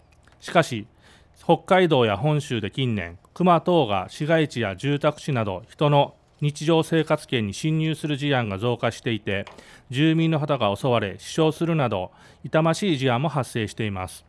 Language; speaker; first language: Japanese; native; Japanese